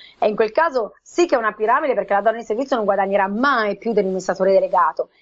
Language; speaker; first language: Italian; native; Italian